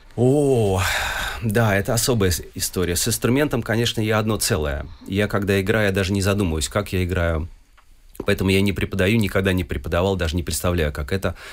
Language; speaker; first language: Russian; native; Russian